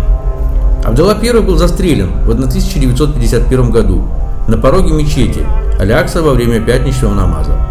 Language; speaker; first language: Russian; native; Russian